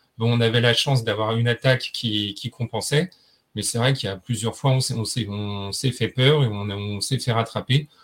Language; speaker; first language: French; native; French